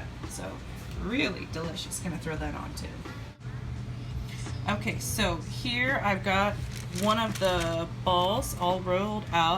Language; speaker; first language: English; native; English